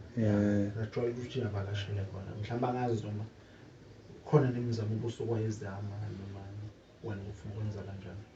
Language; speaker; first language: Zulu; native; Zulu